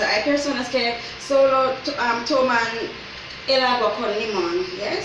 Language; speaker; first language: Spanish; non-native, fluent; English